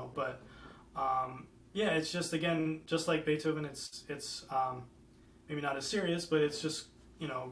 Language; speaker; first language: English; native; English